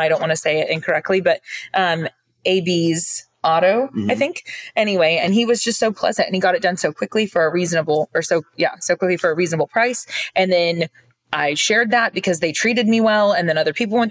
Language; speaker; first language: English; native; English